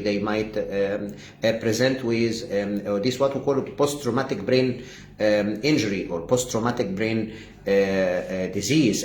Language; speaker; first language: English; non-native, fluent; Arabic